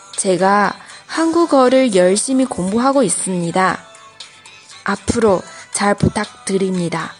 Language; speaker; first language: Korean; non-native, fluent; Chinese